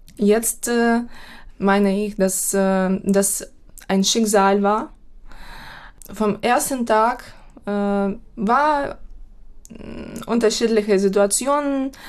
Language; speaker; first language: German; non-native, learner; Ukrainian